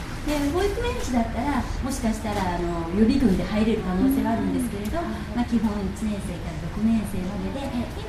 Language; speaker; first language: Japanese; native; Japanese